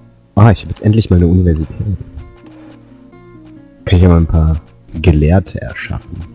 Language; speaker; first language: German; native; German